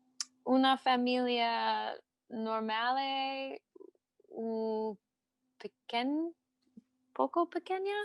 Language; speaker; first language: Spanish; non-native, learner; English